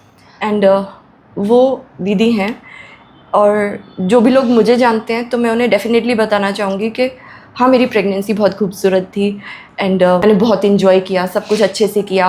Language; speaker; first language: Hindi; native; Hindi